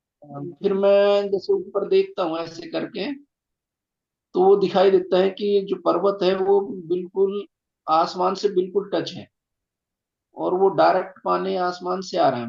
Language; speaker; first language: Hindi; native; Hindi